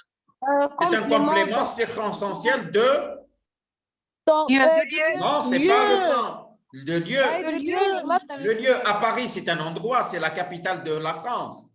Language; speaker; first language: French; non-native, local second language; Arabic